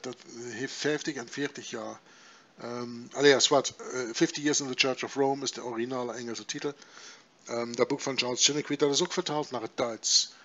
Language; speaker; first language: Dutch; non-native, fluent; German